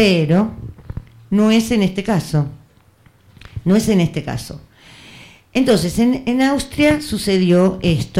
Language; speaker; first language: Spanish; native; Spanish